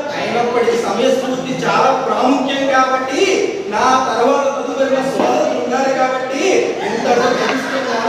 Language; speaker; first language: Telugu; non-native, local second language; Odia